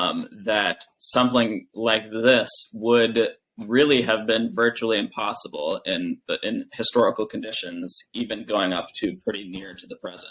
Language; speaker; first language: English; native; English